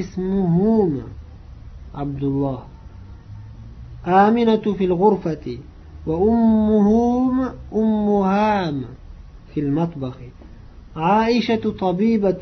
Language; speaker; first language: Arabic; non-native, fluent; Uzbek